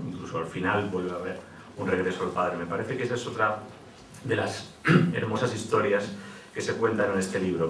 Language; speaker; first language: Spanish; native; Spanish